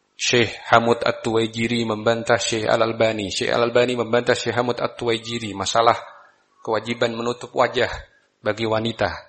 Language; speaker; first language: Malay; non-native, local second language; Javanese